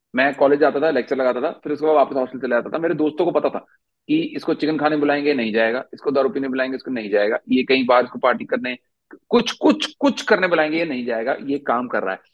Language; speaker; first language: Hindi; native; Hindi